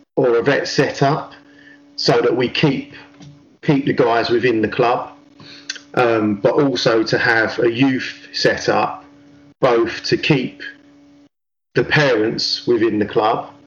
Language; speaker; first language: English; native; English